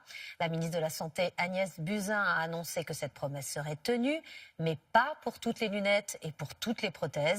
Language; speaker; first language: French; native; French